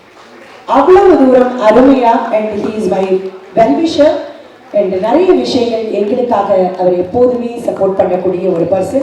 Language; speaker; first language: Tamil; native; Tamil